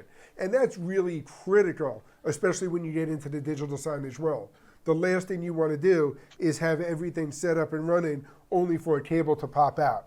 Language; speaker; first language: English; native; English